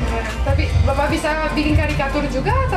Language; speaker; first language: Indonesian; non-native, learner; Romanian